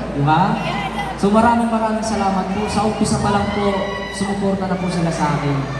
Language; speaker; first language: Filipino; non-native, local second language; Waray